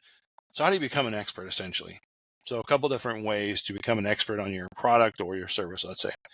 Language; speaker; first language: English; native; English